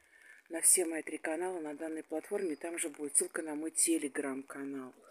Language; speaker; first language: Russian; native; Russian